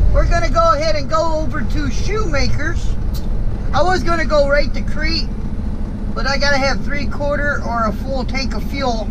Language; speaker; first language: English; native; English